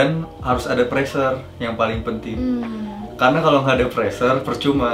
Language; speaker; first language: Indonesian; native; Indonesian